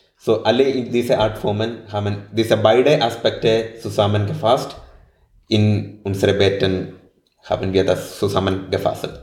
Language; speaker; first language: German; non-native, learner; Malayalam